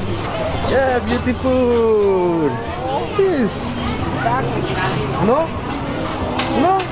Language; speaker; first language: English; non-native, learner; French